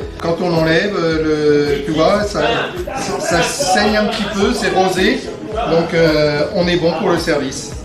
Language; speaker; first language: French; native; French